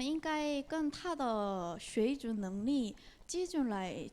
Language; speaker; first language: Chinese; non-native, fluent; Korean